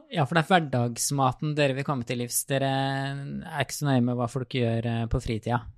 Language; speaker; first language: Norwegian; native; Norwegian